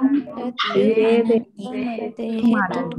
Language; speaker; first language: Korean; non-native, learner; Spanish